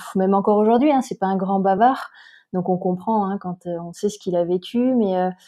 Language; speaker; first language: French; native; French